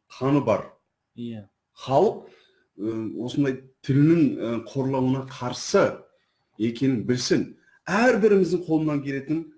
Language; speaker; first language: Kazakh; non-native, fluent; Turkish